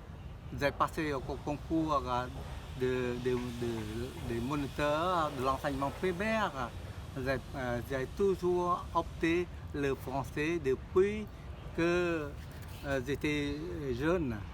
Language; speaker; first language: French; non-native, fluent; Khmer